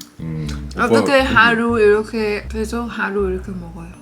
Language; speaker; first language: Korean; non-native, learner; Thai